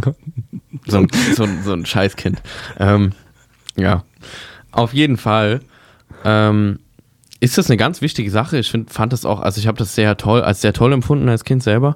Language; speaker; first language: German; native; German